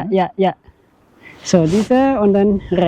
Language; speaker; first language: German; non-native, learner; Khmer